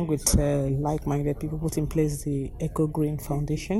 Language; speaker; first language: English; non-native, local second language; Igbo